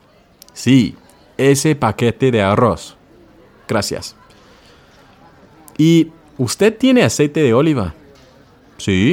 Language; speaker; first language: Spanish; non-native, learner; English